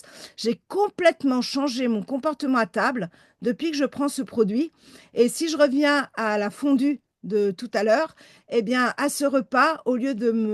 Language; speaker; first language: French; native; French